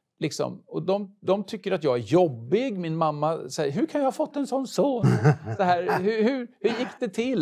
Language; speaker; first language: Swedish; native; Swedish